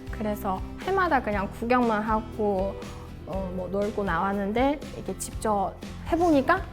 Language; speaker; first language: Korean; non-native, fluent; Chinese